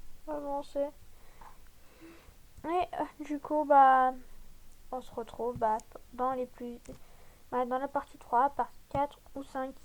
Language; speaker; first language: French; native; French